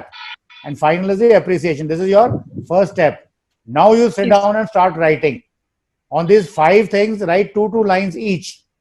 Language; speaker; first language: English; non-native, local second language; Hindi